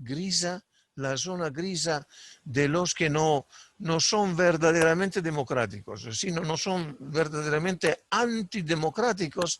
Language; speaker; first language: Spanish; non-native, fluent; Italian